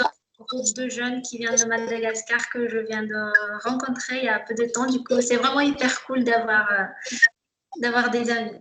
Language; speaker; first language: French; non-native, local second language; Malagasy